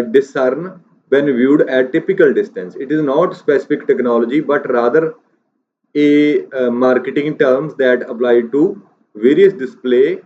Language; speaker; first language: English; non-native, local second language; Punjabi